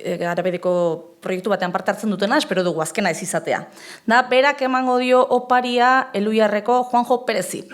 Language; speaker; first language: Basque; native; Basque